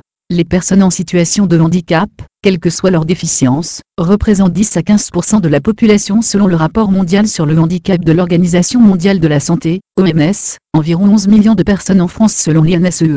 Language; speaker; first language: French; native; French